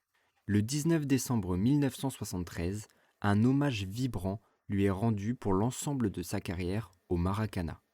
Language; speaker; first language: French; native; French